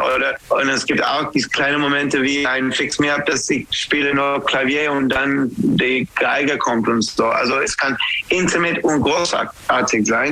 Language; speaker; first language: German; non-native, learner; English